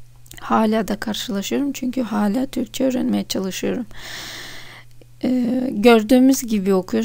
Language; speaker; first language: Turkish; non-native, fluent; Russian